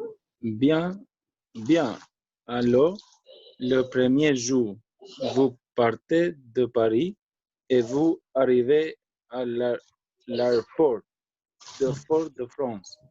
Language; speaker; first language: French; non-native, learner; Albanian